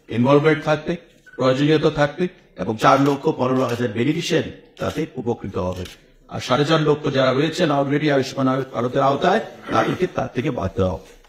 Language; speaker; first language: Bangla; native; Bangla